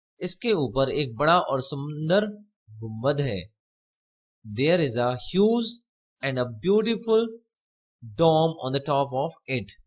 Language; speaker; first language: Hindi; native; Hindi